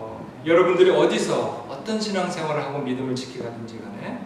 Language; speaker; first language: Korean; native; Korean